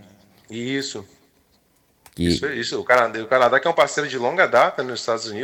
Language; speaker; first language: Portuguese; native; Portuguese